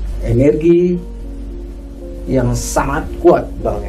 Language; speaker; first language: Indonesian; native; Indonesian